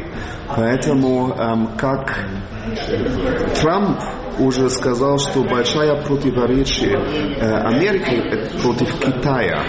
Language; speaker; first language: Russian; non-native, fluent; German